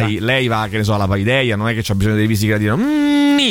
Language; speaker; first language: Italian; native; Italian